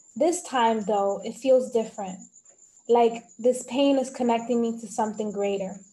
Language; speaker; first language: English; early bilingual, other home language; Spanish